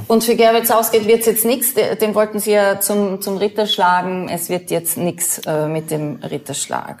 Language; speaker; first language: German; native; German